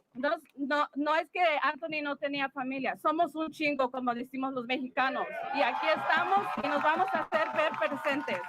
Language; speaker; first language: Spanish; early bilingual, other home language; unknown